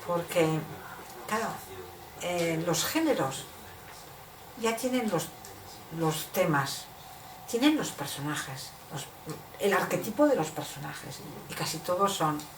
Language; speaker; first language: Spanish; non-native, local second language; Basque